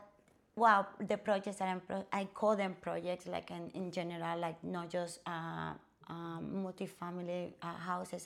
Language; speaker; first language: English; non-native, fluent; Spanish